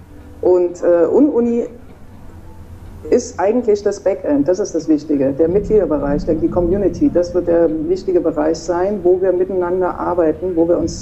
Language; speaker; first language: German; native; German